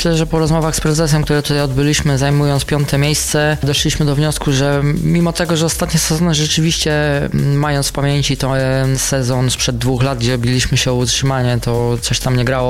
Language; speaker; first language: Polish; native; Polish